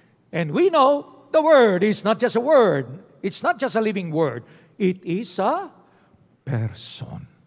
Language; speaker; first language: English; non-native, local second language; Filipino